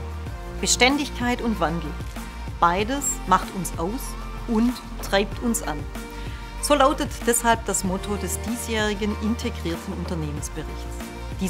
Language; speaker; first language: German; native; German